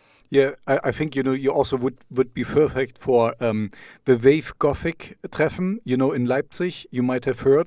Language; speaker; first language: English; non-native, fluent; German